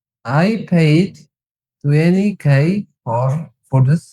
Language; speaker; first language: English; non-native, learner; Tigrinya